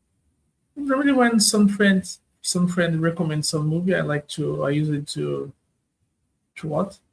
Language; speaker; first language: English; non-native, learner; Portuguese